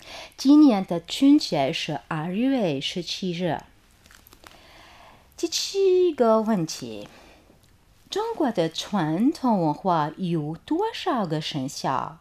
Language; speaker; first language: Chinese; non-native, fluent; Arabic